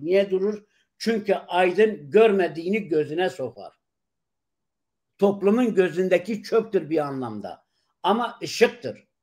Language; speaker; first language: Turkish; non-native, local second language; Kurdish